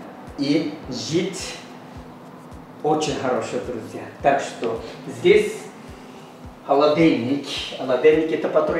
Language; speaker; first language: Russian; non-native, learner; Turkish